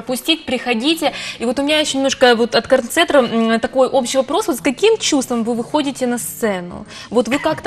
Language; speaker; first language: Russian; native; Russian